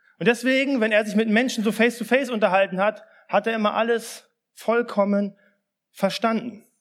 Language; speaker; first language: German; early bilingual, other home language; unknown